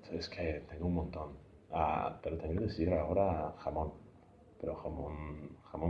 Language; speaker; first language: Spanish; non-native, fluent; English